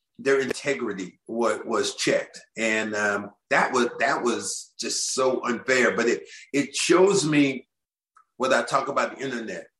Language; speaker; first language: English; native; English